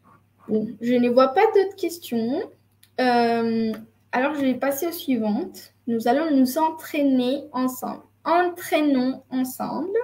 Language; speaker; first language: French; non-native, fluent; Spanish